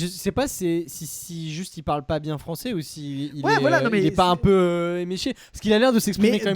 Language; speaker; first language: French; native; French